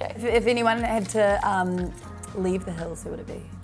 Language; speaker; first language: English; native; English